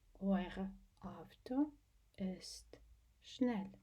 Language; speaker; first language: German; non-native, fluent; Ukrainian